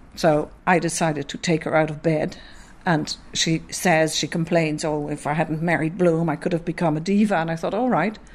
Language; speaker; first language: English; non-native, fluent; Dutch